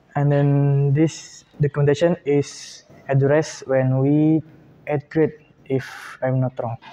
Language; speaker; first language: English; non-native, learner; Indonesian